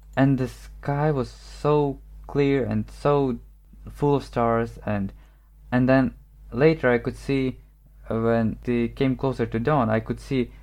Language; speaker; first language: English; non-native, fluent; Ukrainian